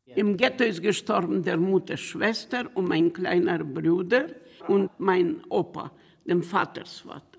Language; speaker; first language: German; non-native, learner; Ukrainian